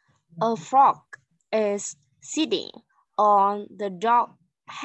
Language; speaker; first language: English; non-native, learner; Vietnamese